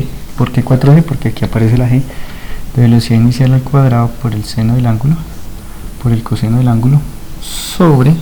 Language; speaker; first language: Spanish; native; Spanish